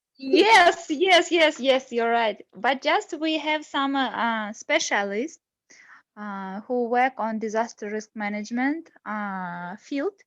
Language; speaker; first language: English; non-native, learner; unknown